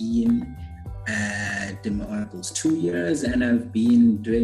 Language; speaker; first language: English; non-native, local second language; North Ndebele